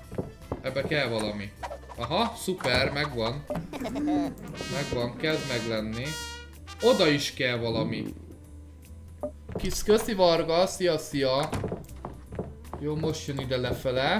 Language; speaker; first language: Hungarian; native; Hungarian